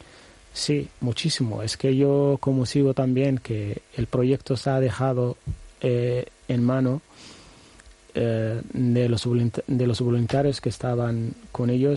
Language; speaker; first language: Spanish; non-native, learner; Arabic